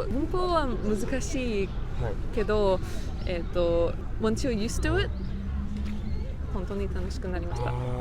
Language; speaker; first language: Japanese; non-native, learner; English